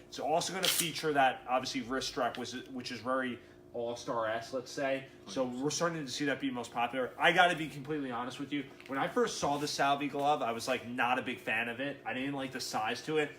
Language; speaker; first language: English; native; English